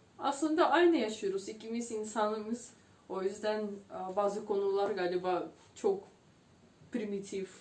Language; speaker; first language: Turkish; non-native, fluent; Russian